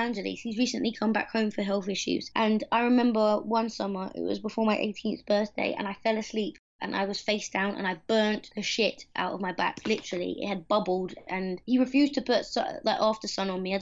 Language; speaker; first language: English; native; English